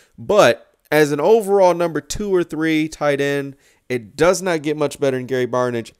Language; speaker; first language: English; native; English